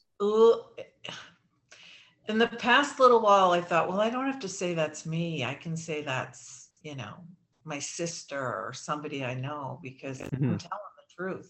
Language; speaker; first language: English; native; English